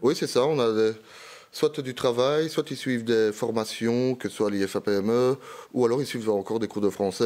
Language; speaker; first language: French; native; French